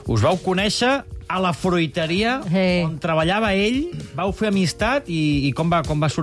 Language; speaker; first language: Catalan; native; Catalan